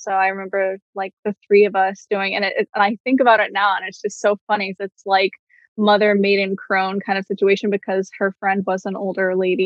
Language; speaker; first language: English; native; English